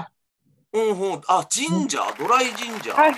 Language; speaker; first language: Japanese; native; Japanese